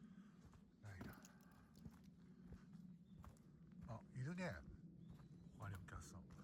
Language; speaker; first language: Japanese; native; Japanese